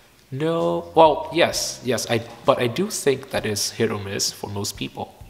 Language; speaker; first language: English; non-native, fluent; Vietnamese